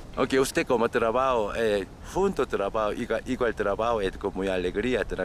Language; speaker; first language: Spanish; non-native, learner; Korean